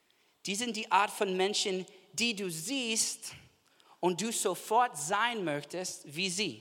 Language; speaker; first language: German; non-native, fluent; English